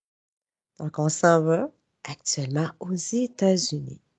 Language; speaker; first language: French; native; French